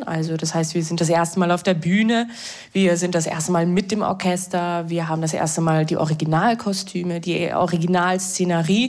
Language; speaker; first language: German; native; German